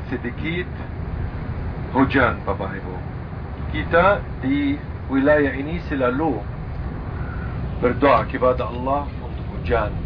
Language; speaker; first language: Indonesian; non-native, fluent; Arabic